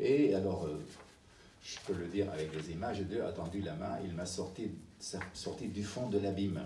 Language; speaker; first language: French; non-native, fluent; Arabic